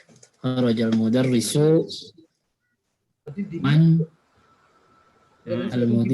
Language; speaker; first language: Arabic; non-native, learner; Indonesian